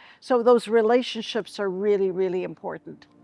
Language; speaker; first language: English; early bilingual, other home language; Ukrainian